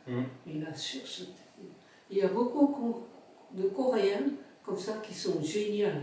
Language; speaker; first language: French; non-native, fluent; Korean